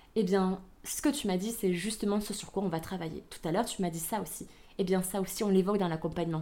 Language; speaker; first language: French; native; French